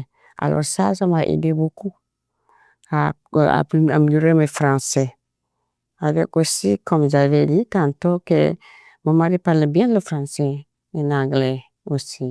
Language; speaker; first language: French; non-native, fluent; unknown